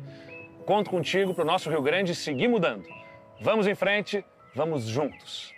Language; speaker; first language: Portuguese; native; Portuguese